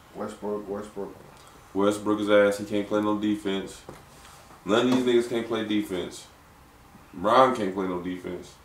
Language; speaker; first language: English; native; English